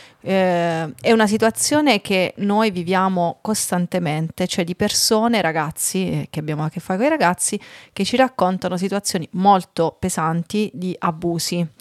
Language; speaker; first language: Italian; native; Italian